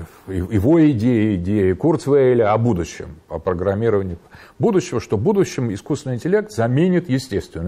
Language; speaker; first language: Russian; native; Russian